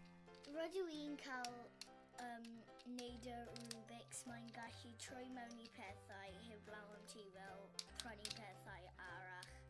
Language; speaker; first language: Welsh; non-native, local second language; English